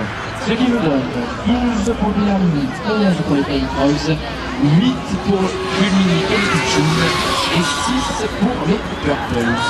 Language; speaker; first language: French; native; French